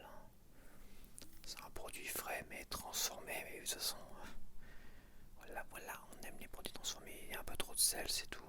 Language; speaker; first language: French; native; French